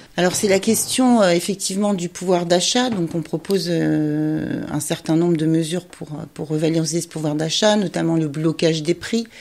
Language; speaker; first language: French; native; French